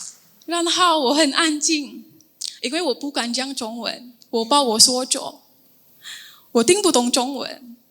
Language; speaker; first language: Chinese; non-native, learner; Indonesian